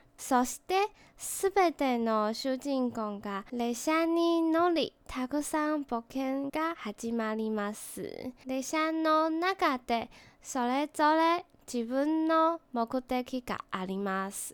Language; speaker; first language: Japanese; non-native, learner; Chinese